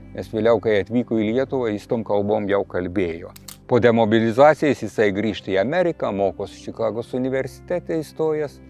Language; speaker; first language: Lithuanian; native; Lithuanian